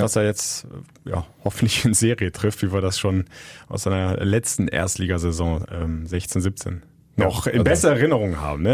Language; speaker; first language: German; native; German